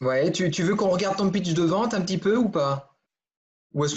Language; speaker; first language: French; native; French